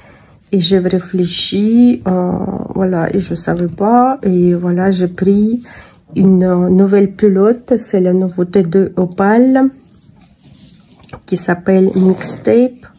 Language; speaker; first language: French; non-native, fluent; Russian